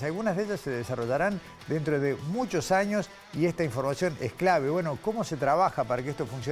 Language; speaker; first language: Spanish; native; Spanish